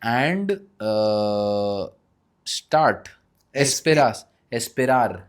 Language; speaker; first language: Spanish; non-native, learner; Hindi